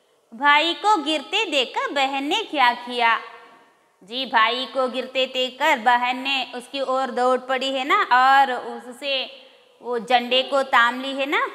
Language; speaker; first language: Hindi; non-native, local second language; Kannada